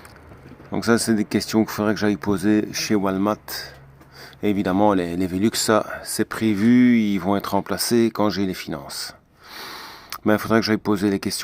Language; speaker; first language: French; native; French